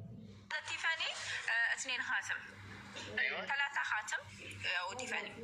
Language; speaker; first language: Arabic; non-native, learner; Amharic